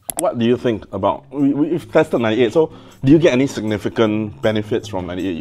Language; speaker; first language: English; native; English